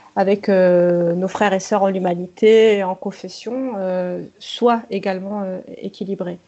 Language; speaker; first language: French; native; French